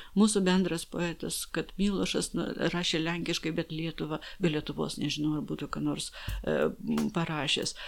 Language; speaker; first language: Lithuanian; non-native, local second language; Polish